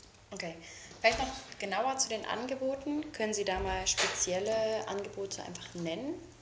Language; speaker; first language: German; native; German